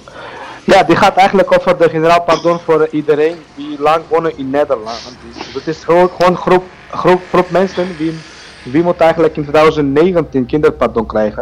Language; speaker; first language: Dutch; non-native, learner; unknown